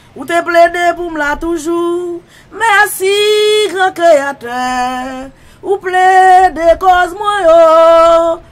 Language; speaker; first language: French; non-native, local second language; Haitian Creole